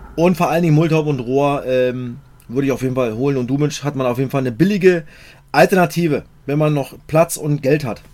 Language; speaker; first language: German; native; German